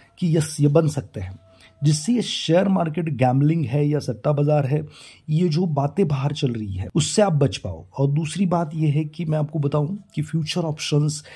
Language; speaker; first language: Hindi; non-native, local second language; Marathi